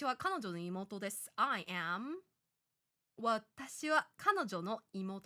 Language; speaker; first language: Japanese; non-native, learner; English